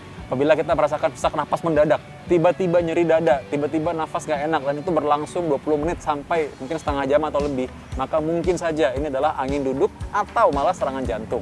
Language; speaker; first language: Indonesian; native; Indonesian